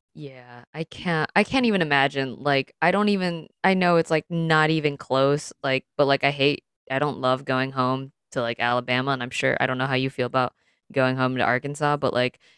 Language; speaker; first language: English; early bilingual, other home language; Filipino